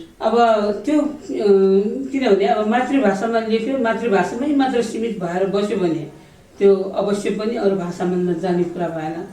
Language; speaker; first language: Nepali; non-native, local second language; Newari